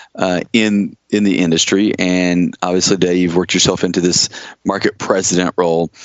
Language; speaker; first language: English; native; English